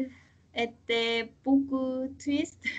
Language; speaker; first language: French; non-native, learner; Korean